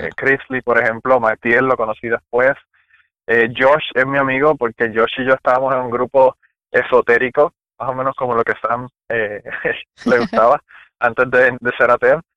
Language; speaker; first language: Spanish; native; Spanish